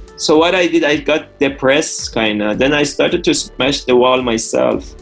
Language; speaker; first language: English; non-native, fluent; Persian